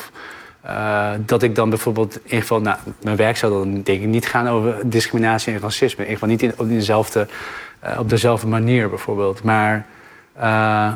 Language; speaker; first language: Dutch; native; Dutch